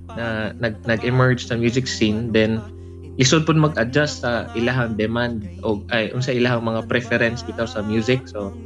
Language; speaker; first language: Cebuano; native; Cebuano